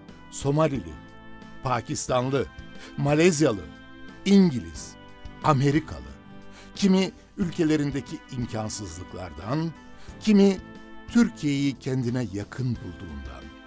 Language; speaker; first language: Turkish; native; Turkish